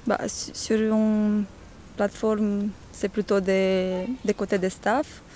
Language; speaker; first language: French; non-native, learner; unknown